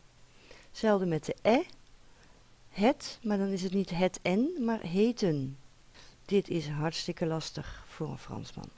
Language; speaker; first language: Dutch; native; Dutch